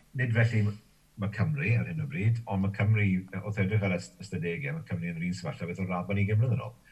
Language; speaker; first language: Welsh; native; Welsh